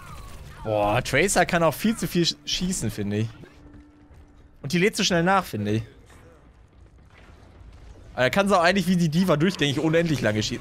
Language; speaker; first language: German; native; German